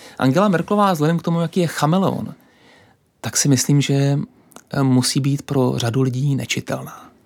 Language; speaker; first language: Czech; native; Czech